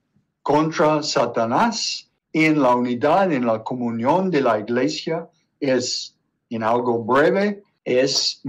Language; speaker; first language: Spanish; non-native, learner; English